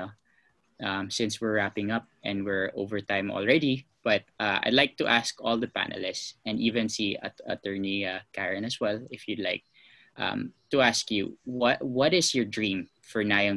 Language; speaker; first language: English; non-native, local second language; Cebuano